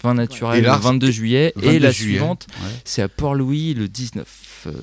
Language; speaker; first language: French; native; French